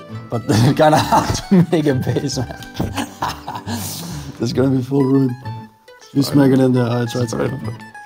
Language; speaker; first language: English; non-native, learner; Russian